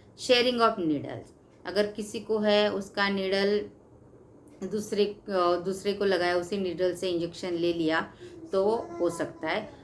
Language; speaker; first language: Hindi; non-native, local second language; Marathi